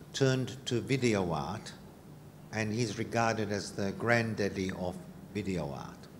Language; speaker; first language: English; non-native, fluent; Hungarian